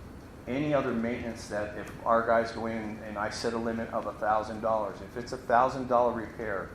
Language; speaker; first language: English; native; English